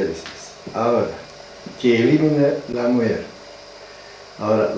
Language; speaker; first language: Spanish; non-native, learner; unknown